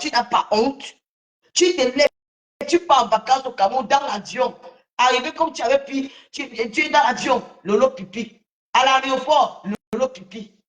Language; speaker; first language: French; native; French